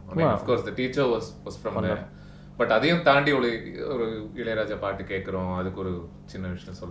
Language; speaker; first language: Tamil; native; Tamil